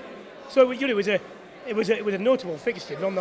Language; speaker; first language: English; native; English